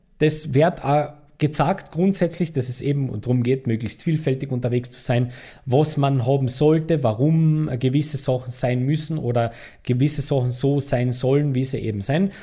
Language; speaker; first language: German; native; German